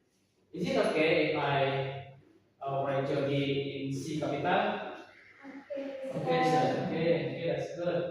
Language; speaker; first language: English; non-native, learner; Indonesian